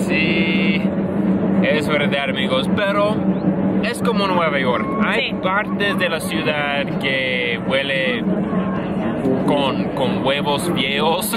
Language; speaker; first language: Spanish; non-native, learner; English